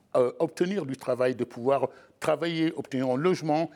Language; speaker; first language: French; native; French